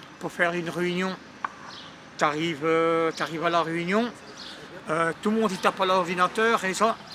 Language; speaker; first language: French; native; French